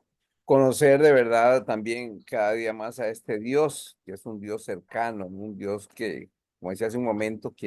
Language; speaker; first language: Spanish; native; Spanish